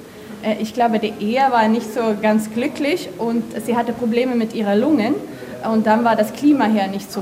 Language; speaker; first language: German; non-native, fluent; Swedish